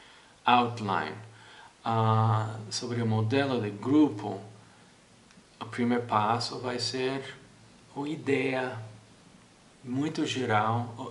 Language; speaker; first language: Portuguese; non-native, fluent; English